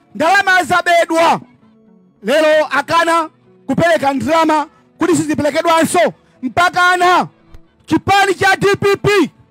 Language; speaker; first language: Nyanja; native; Nyanja